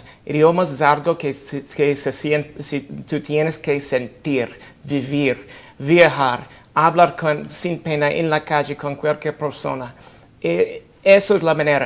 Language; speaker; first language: Spanish; non-native, fluent; English